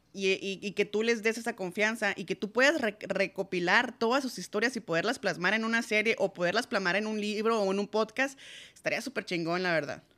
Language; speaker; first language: Spanish; native; Spanish